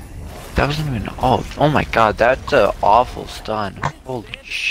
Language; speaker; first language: English; native; English